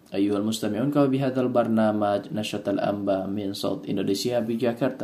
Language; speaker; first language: Arabic; non-native, fluent; Indonesian